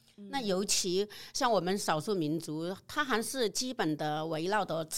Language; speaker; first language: Chinese; native; Chinese